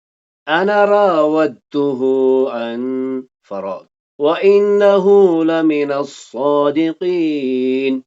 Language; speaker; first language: Arabic; non-native, fluent; Urdu